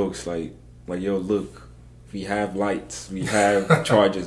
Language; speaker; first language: English; non-native, local second language; Zulu